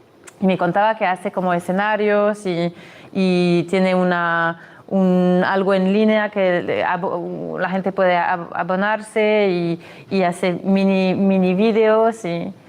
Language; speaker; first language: Spanish; non-native, fluent; French